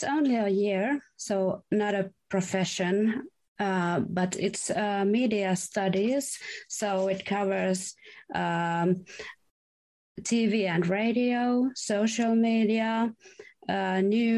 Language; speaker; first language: English; non-native, fluent; Finnish